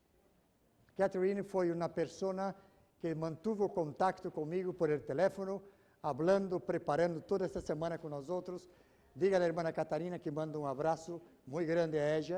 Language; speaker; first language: Spanish; non-native, fluent; Portuguese